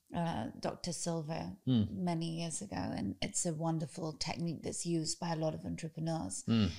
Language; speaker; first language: English; native; English